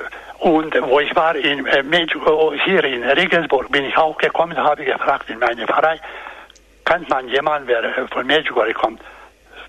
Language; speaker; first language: German; non-native, fluent; Croatian